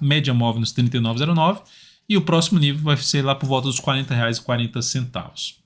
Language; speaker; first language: Portuguese; native; Portuguese